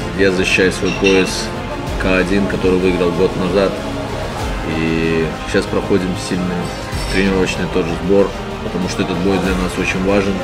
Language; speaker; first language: Russian; early bilingual, other home language; Azerbaijani